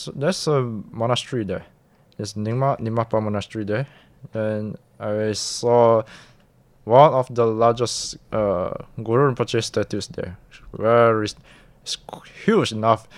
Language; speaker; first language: English; non-native, local second language; Min Nan Chinese